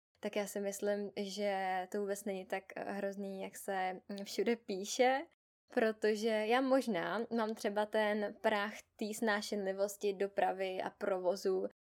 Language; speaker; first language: Czech; native; Czech